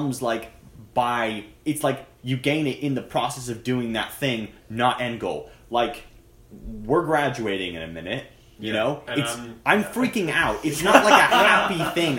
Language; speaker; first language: English; native; English